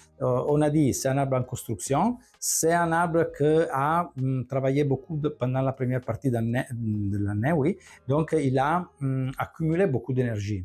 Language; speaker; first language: French; non-native, fluent; Italian